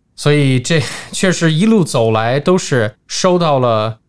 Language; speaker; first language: Chinese; non-native, fluent; English